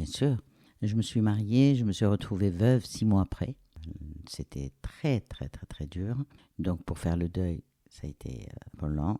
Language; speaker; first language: French; non-native, local second language; Arabic